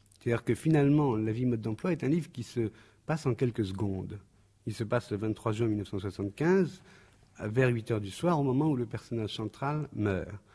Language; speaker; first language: French; native; French